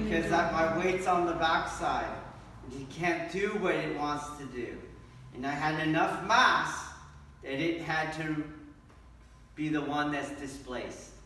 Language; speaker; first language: English; native; English